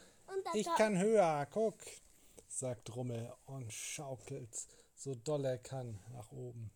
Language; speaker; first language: German; native; German